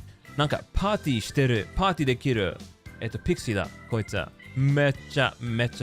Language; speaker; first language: Japanese; non-native, learner; English